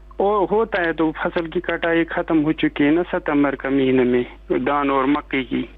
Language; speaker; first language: Hindi; non-native, local second language; Kashmiri